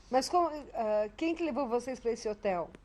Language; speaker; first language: Portuguese; native; Portuguese